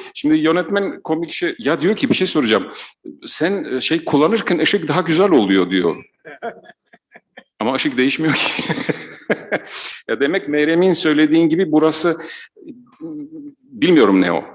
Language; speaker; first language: Turkish; non-native, fluent; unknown